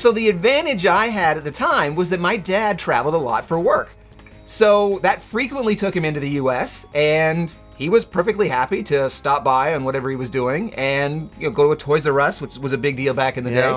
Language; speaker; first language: English; native; English